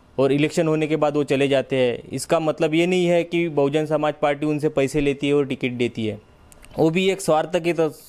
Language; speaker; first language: Hindi; non-native, local second language; Marathi